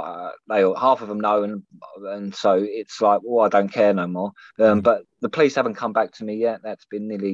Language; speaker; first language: English; native; English